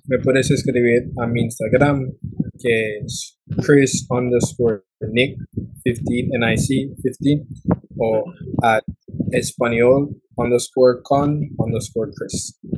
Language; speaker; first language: Spanish; non-native, fluent; English